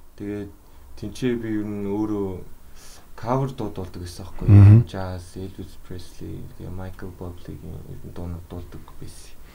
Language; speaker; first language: Mongolian; early bilingual, heritage; Mongolian